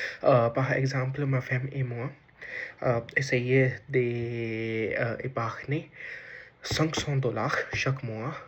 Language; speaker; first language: French; non-native, learner; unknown